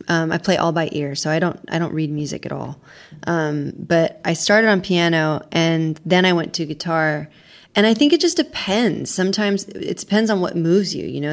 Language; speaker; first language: English; native; English